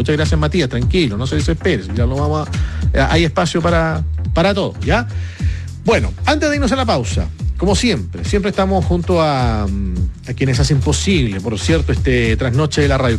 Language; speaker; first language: Spanish; native; Spanish